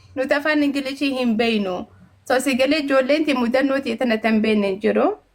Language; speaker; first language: Oromo; early bilingual, heritage; Oromo